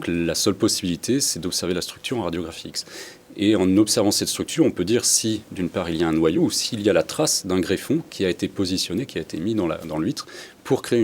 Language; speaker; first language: French; native; French